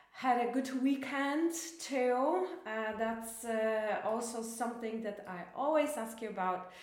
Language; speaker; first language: English; non-native, fluent; Polish